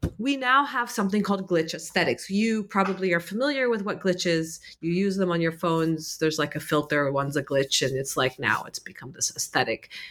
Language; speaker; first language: English; early bilingual, other home language; Arabic